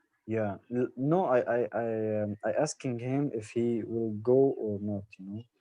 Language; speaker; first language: English; non-native, learner; Arabic